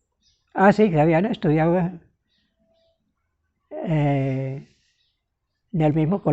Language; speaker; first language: Spanish; native; Spanish